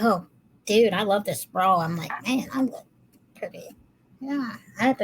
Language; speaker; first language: English; native; English